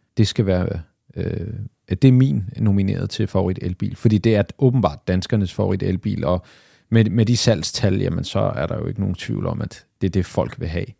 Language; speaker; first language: Danish; early bilingual, other home language; Arabic